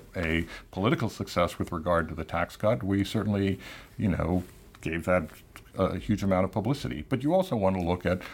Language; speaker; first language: English; native; English